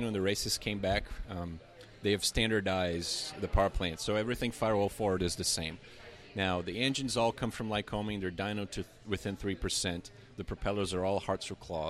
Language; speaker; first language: English; non-native, fluent; Portuguese